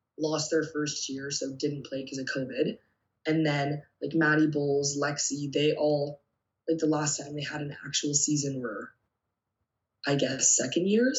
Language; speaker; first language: English; native; English